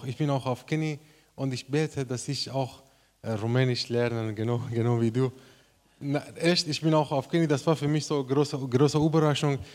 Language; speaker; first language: German; non-native, learner; Persian